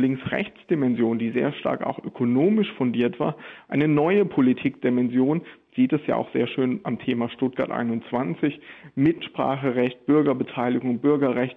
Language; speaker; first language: German; native; German